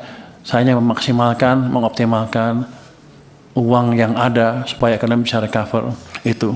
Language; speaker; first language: Indonesian; native; Indonesian